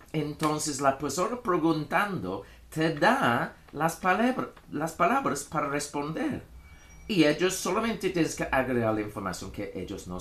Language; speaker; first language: Spanish; non-native, fluent; English